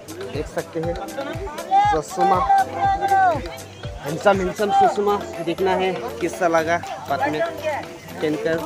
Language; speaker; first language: Hindi; non-native, local second language; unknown